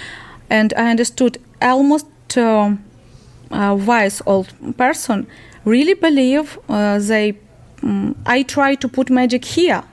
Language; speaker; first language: English; non-native, learner; Ukrainian